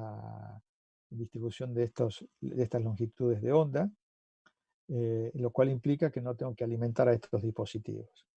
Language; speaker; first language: Spanish; native; Spanish